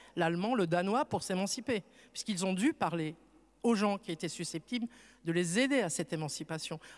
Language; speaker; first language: French; native; French